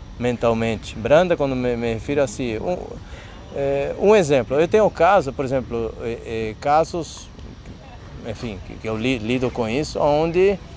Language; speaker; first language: Portuguese; non-native, fluent; Spanish